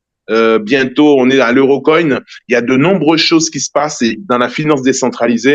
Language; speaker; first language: French; native; French